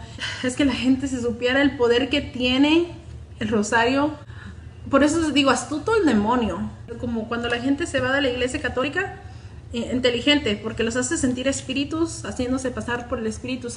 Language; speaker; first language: Spanish; native; Spanish